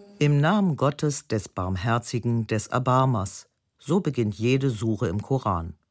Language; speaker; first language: German; native; German